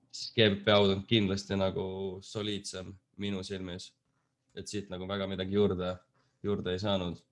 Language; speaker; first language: Estonian; native; Estonian